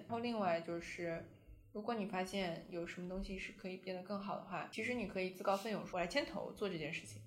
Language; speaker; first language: Chinese; native; Chinese